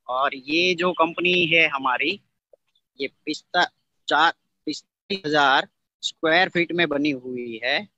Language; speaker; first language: Hindi; non-native, local second language; Gujarati